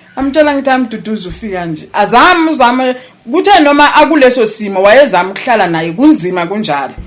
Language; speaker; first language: Zulu; native; Zulu